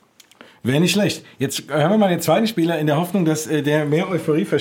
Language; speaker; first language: German; native; German